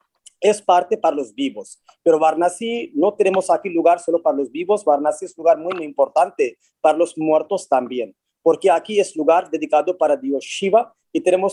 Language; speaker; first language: Spanish; non-native, fluent; Hindi